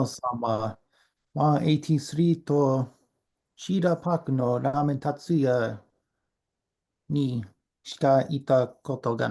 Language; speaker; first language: Japanese; non-native, learner; English